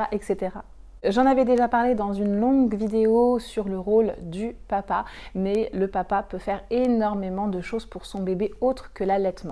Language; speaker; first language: French; native; French